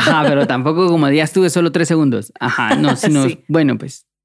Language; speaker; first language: Spanish; native; Spanish